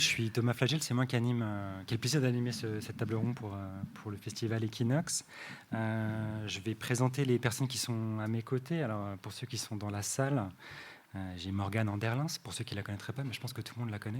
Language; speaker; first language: French; native; French